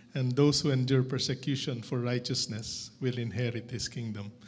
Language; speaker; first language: English; non-native, local second language; Filipino